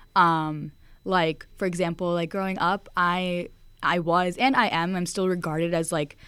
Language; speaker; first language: English; native; English